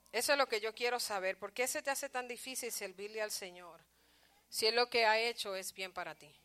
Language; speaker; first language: Spanish; early bilingual, heritage; Spanish